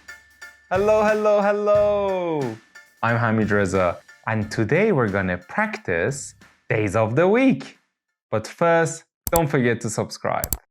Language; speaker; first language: English; non-native, fluent; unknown